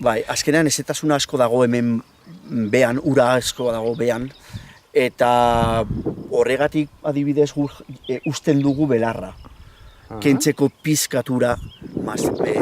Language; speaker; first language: Basque; non-native, local second language; Spanish